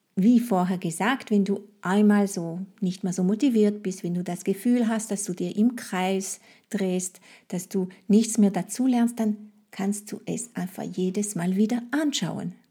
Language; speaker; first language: German; non-native, fluent; French